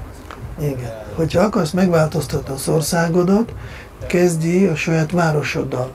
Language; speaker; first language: Hungarian; non-native, fluent; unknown